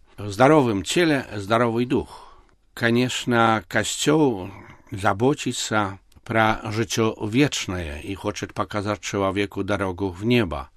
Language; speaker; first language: Russian; non-native, local second language; Belarusian